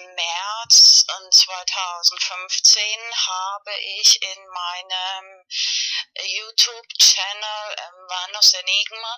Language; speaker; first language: German; non-native, learner; Spanish